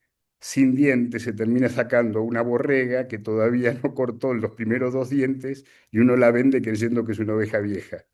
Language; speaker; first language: Spanish; native; Spanish